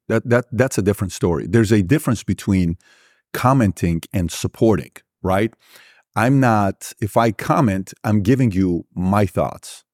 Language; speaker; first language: English; early bilingual, other home language; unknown